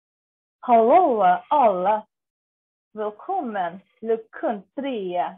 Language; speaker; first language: Swedish; non-native, learner; Bangla